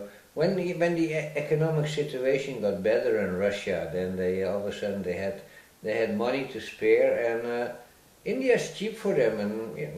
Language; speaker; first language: English; non-native, fluent; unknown